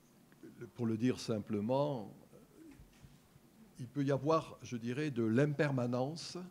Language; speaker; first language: French; native; French